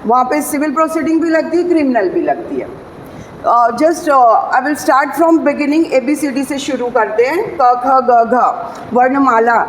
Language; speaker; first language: Hindi; non-native, local second language; Marathi